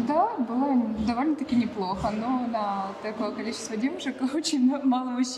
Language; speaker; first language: Russian; native; Russian